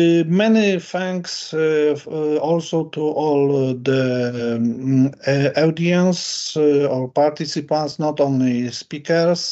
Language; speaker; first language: English; non-native, learner; Polish